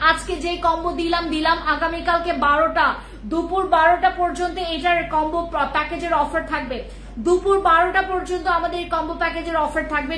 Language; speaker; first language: Bangla; non-native, local second language; Khasi